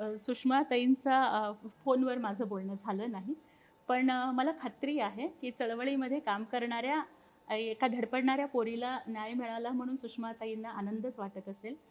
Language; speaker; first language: Marathi; non-native, local second language; Telugu